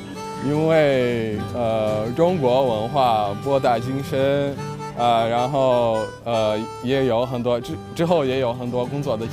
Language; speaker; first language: Chinese; non-native, fluent; Portuguese